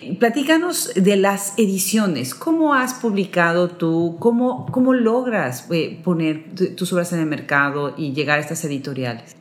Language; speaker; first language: Spanish; native; Spanish